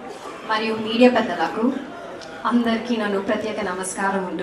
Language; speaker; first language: Telugu; non-native, learner; Malayalam